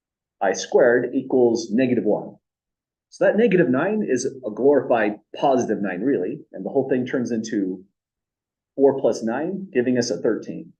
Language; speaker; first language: English; native; English